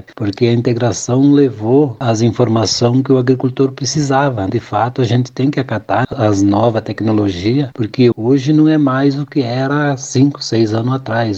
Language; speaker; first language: Portuguese; native; Portuguese